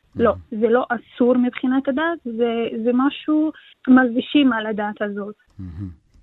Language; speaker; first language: Hebrew; non-native, local second language; Arabic